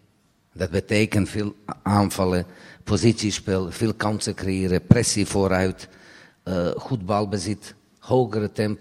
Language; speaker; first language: Dutch; non-native, fluent; Serbian